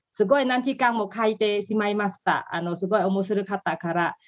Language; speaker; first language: Japanese; non-native, fluent; Khmer